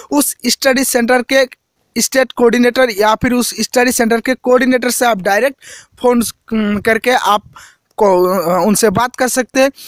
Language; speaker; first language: Hindi; non-native, local second language; Assamese